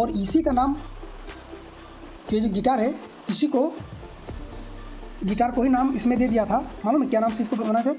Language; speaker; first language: Hindi; native; Hindi